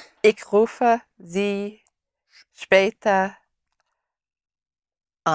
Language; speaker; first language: German; non-native, learner; English